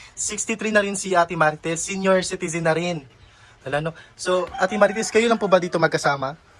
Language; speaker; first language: Filipino; non-native, local second language; Cebuano